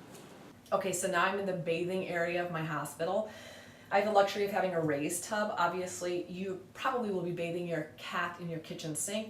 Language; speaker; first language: English; native; English